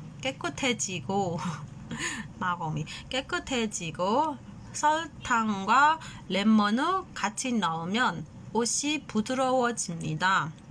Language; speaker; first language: Korean; non-native, fluent; Burmese